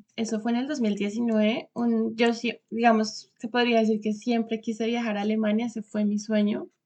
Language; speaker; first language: Spanish; native; Spanish